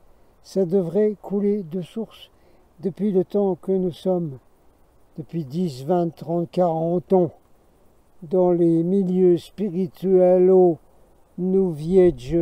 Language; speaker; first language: French; native; French